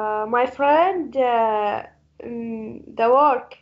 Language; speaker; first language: English; non-native, learner; Arabic